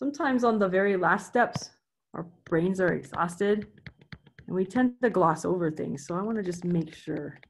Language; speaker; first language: English; native; English